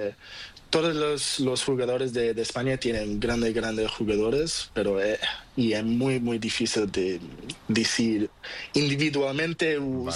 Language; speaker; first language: Spanish; non-native, learner; Portuguese